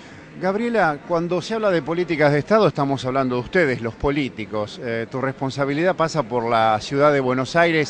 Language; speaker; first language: Spanish; native; Spanish